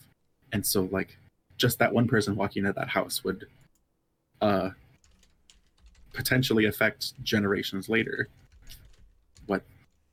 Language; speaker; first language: English; native; English